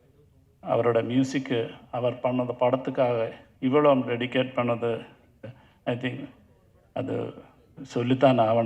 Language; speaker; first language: Tamil; non-native, learner; Malayalam